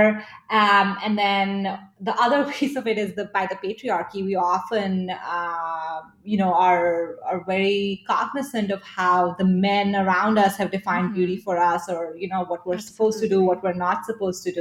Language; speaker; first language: English; non-native, local second language; Hindi